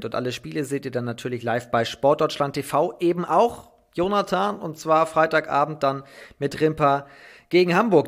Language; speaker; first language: German; native; German